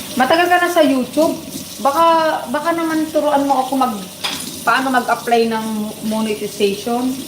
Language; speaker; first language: Filipino; native; Filipino